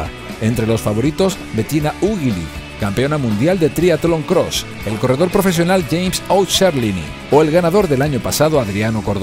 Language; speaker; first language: Spanish; native; Spanish